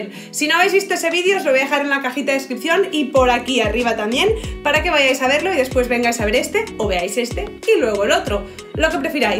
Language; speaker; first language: Spanish; native; Spanish